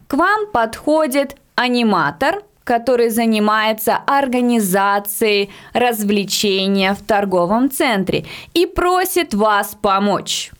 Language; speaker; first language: Russian; native; Russian